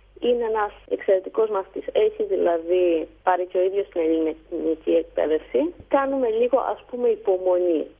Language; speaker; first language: Greek; early bilingual, heritage; Greek